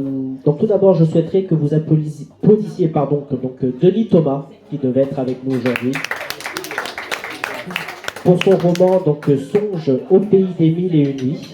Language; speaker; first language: French; native; French